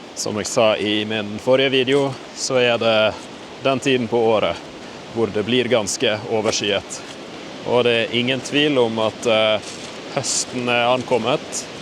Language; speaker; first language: Norwegian; native; Norwegian